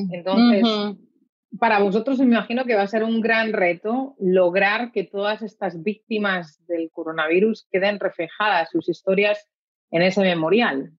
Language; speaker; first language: Spanish; native; Spanish